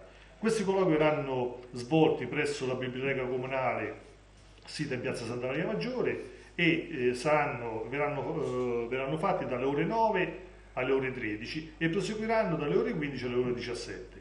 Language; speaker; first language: Italian; native; Italian